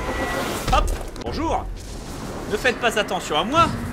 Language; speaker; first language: French; native; French